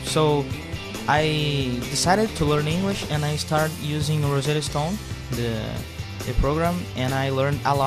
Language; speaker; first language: English; non-native, fluent; Portuguese